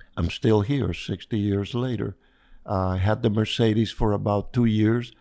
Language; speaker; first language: English; non-native, fluent; Spanish